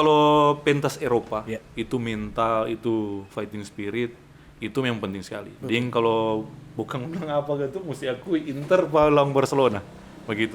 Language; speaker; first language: Indonesian; non-native, local second language; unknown